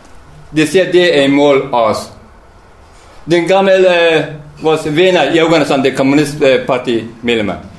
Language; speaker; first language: Danish; non-native, learner; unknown